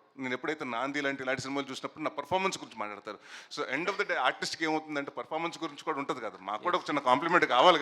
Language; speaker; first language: Telugu; native; Telugu